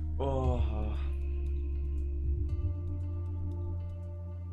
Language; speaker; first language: German; native; German